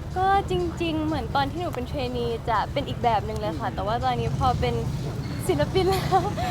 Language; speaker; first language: Thai; native; Thai